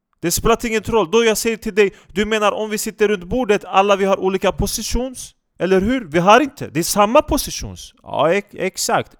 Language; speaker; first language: Swedish; non-native, fluent; Turkish